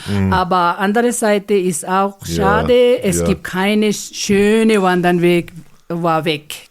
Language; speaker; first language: German; non-native, learner; Ladakhi